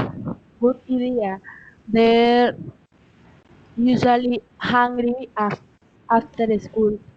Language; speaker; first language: English; non-native, learner; Spanish